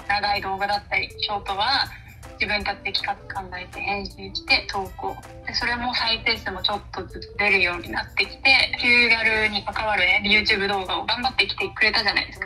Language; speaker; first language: Japanese; native; Japanese